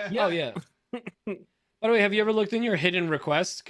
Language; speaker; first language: English; native; English